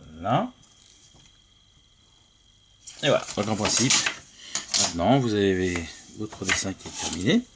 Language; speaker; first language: French; native; French